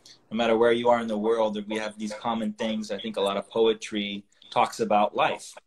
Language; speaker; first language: English; early bilingual, other home language; Italian